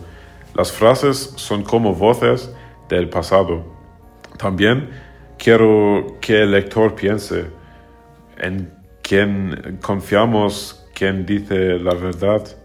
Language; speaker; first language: Spanish; non-native, learner; German